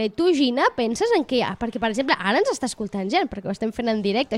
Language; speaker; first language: Catalan; native; Catalan